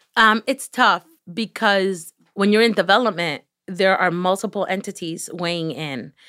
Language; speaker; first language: English; early bilingual, other home language; Spanish